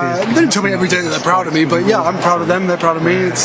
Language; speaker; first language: English; native; English